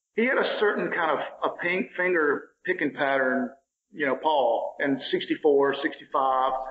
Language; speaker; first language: English; native; English